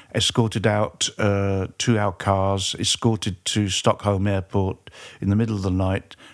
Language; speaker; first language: English; early bilingual, other home language; French